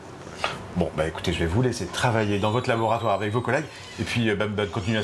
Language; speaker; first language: French; native; French